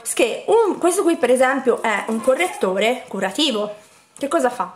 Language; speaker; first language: Italian; native; Italian